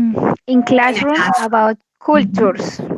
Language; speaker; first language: English; non-native, learner; Spanish